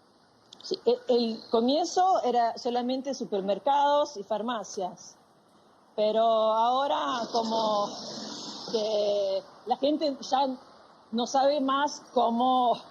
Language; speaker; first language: Spanish; non-native, fluent; Portuguese